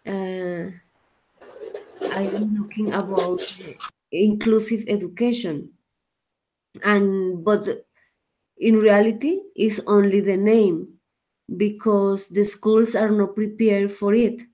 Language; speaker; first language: English; non-native, learner; Spanish